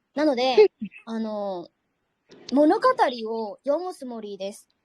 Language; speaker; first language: Japanese; non-native, learner; Burmese